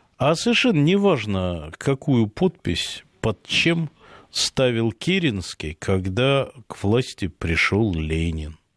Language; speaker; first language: Russian; native; Russian